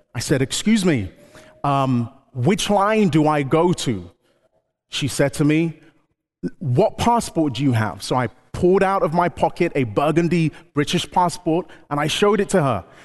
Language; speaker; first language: English; early bilingual, other home language; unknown